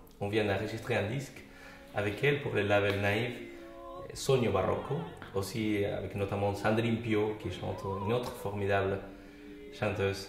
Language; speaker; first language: French; non-native, fluent; Spanish